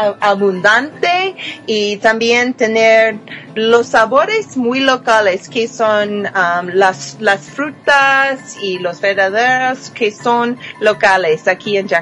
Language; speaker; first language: Spanish; non-native, fluent; English